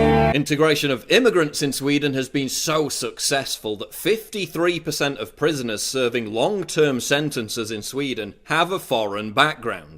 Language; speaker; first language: English; native; English